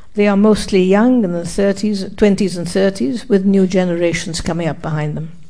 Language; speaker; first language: English; non-native, fluent; Arabic